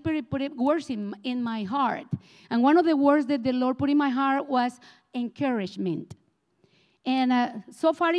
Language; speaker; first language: English; non-native, learner; Spanish